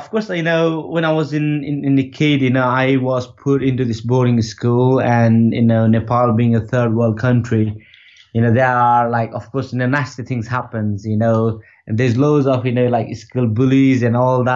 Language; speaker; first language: English; non-native, local second language; Nepali